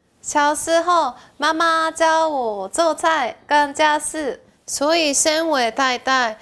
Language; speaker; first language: Chinese; non-native, fluent; Japanese